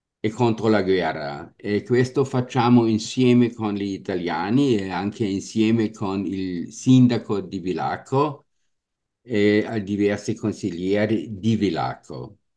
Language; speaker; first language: Italian; non-native, learner; German